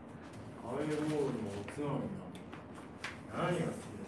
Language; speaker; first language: Japanese; native; Japanese